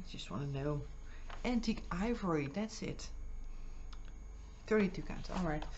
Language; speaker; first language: English; non-native, fluent; Dutch